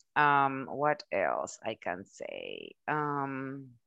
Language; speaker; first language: English; non-native, fluent; Spanish